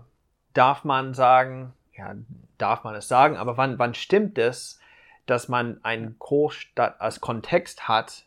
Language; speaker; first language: German; non-native, fluent; English